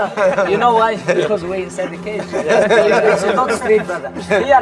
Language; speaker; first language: English; non-native, learner; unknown